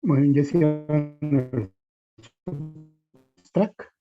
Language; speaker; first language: Spanish; native; Spanish